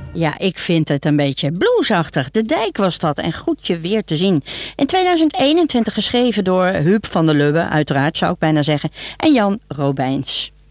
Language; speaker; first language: Dutch; native; Dutch